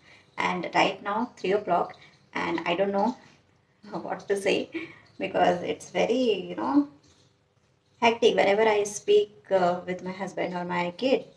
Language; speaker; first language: English; non-native, learner; Hindi